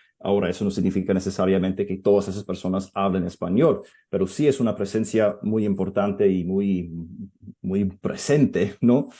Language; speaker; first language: Spanish; non-native, fluent; English